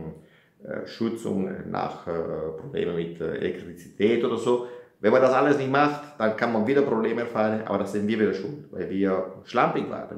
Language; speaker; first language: German; non-native, fluent; Italian